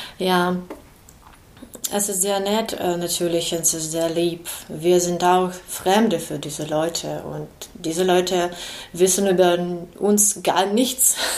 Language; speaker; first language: German; non-native, learner; Ukrainian